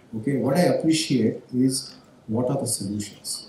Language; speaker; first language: English; non-native, local second language; Marathi